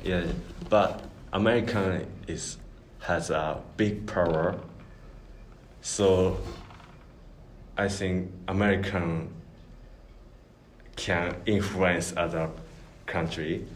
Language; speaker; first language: English; non-native, learner; Japanese